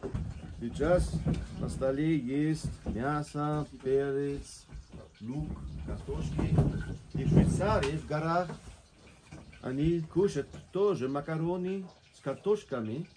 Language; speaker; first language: Russian; non-native, fluent; French